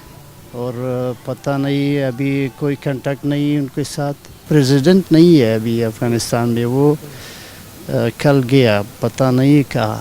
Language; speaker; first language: Hindi; non-native, learner; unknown